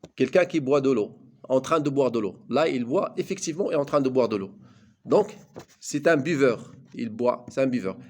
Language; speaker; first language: French; non-native, local second language; Arabic